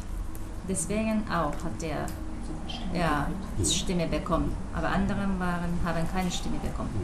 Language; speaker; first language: German; non-native, fluent; Japanese